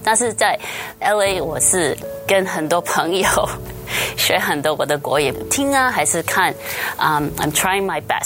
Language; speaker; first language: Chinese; early bilingual, heritage; Cantonese